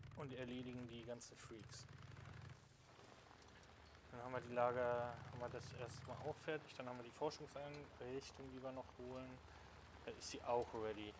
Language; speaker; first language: German; native; German